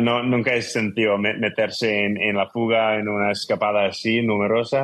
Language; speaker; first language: Spanish; non-native, fluent; English